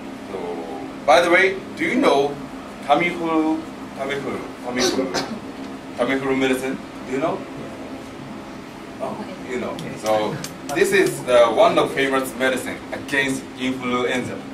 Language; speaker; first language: English; non-native, learner; Japanese